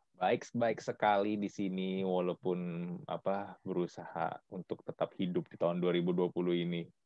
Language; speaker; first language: Indonesian; native; Indonesian